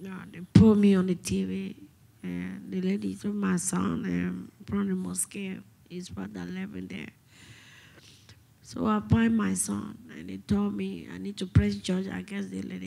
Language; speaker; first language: English; non-native, fluent; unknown